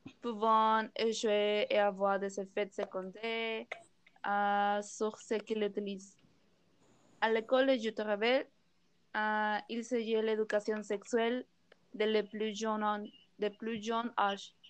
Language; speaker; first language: French; non-native, learner; Spanish